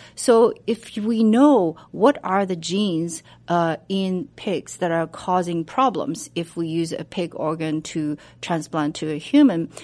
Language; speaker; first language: English; non-native, fluent; Chinese